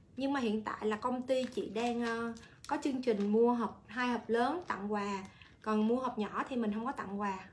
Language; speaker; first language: Vietnamese; native; Vietnamese